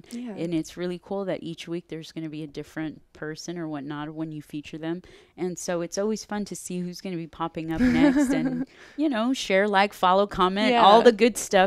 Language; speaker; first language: English; native; English